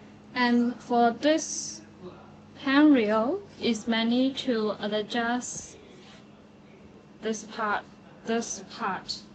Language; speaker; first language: English; non-native, learner; Chinese